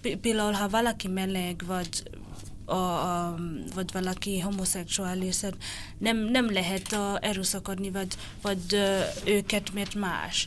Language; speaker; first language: Hungarian; non-native, learner; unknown